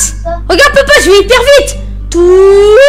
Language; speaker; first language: French; native; French